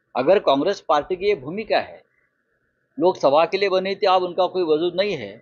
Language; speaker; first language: Hindi; non-native, local second language; Marathi